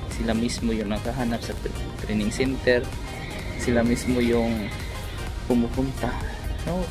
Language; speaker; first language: Filipino; native; Filipino